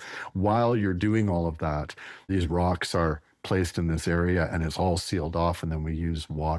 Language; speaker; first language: English; native; English